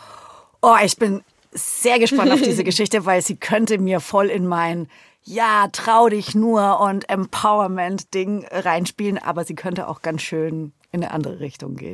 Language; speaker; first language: German; native; German